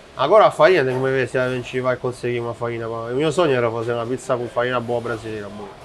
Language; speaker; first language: Portuguese; non-native, fluent; Italian